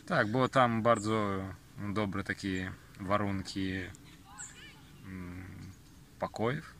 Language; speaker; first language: Polish; non-native, learner; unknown